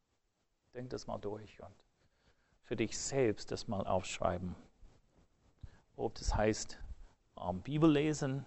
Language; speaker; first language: German; non-native, fluent; English